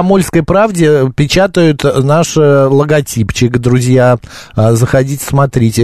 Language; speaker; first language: Russian; native; Russian